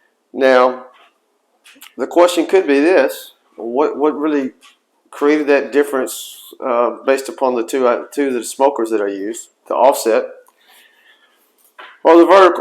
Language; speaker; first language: English; native; English